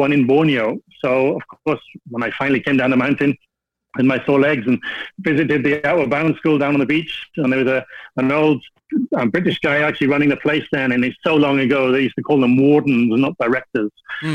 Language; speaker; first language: English; native; English